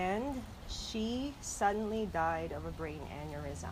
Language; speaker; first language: English; non-native, local second language; Filipino